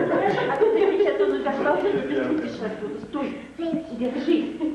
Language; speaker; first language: Russian; native; Russian